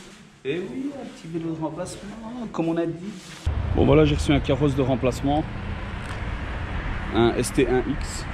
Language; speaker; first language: French; native; French